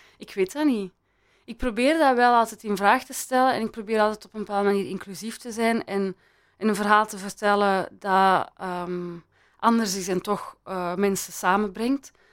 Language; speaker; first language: Dutch; early bilingual, other home language; Persian